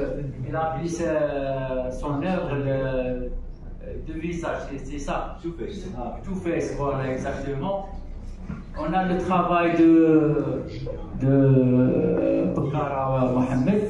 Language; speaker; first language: French; non-native, local second language; Arabic